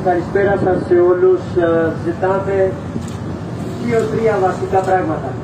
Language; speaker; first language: Greek; non-native, fluent; Urdu